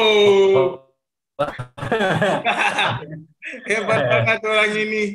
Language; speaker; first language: Indonesian; non-native, fluent; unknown